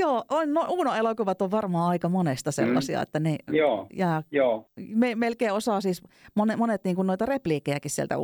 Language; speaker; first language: Finnish; native; Finnish